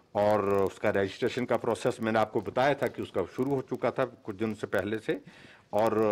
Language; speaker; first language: Hindi; native; Hindi